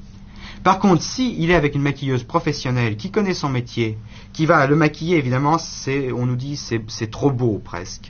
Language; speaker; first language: French; native; French